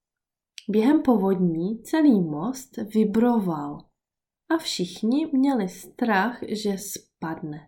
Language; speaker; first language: Czech; native; Czech